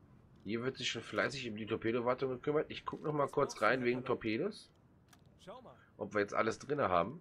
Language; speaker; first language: German; native; German